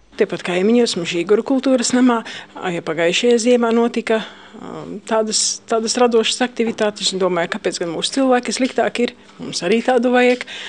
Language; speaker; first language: Latvian; native; Latvian